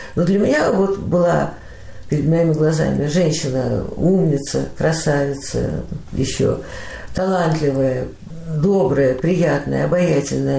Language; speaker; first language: Russian; native; Russian